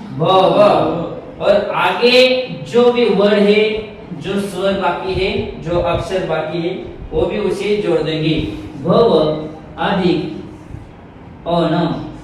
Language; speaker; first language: Hindi; non-native, local second language; Marathi